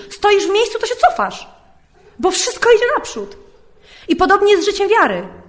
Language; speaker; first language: Polish; early bilingual, heritage; Polish